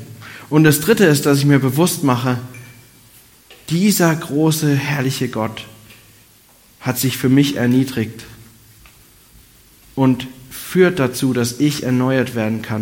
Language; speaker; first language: German; native; German